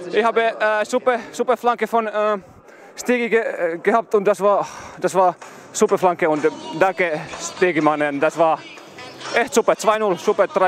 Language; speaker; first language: German; non-native, learner; Finnish